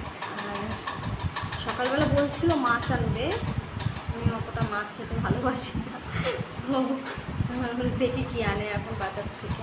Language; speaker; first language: Bangla; native; Bangla